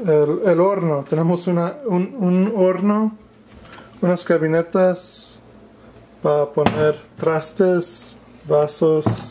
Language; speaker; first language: Spanish; non-native, fluent; English